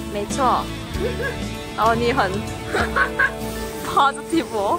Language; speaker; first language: Chinese; non-native, learner; Korean